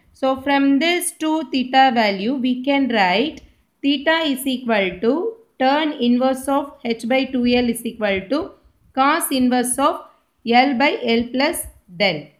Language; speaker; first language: English; non-native, local second language; Tamil